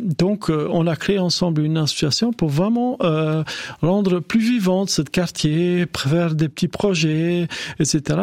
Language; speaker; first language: French; non-native, fluent; Albanian